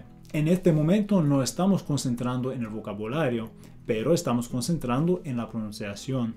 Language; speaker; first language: Spanish; non-native, fluent; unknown